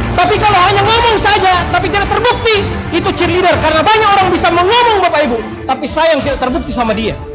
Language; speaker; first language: Indonesian; non-native, local second language; Buginese